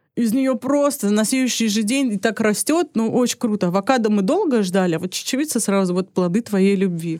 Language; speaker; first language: Russian; early bilingual, other home language; Armenian